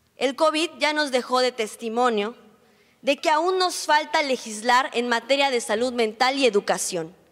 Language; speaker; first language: Spanish; native; Spanish